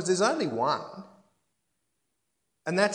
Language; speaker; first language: English; native; English